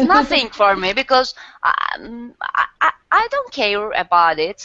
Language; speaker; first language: English; non-native, learner; Turkish